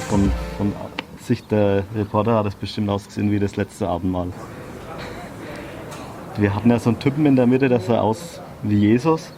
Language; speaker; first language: German; native; German